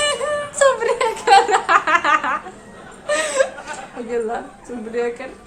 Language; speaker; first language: Indonesian; non-native, learner; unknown